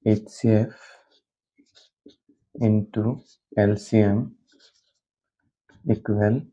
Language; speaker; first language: English; non-native, local second language; Hindi